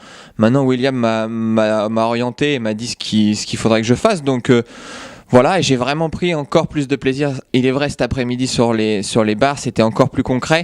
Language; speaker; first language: French; native; French